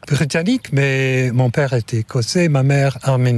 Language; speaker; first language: French; non-native, fluent; English